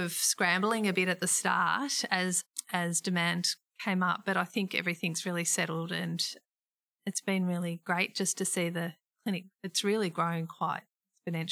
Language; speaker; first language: English; native; English